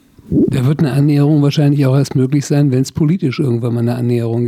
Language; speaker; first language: German; native; German